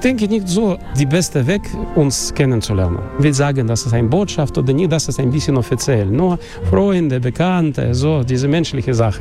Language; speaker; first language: German; non-native, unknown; Russian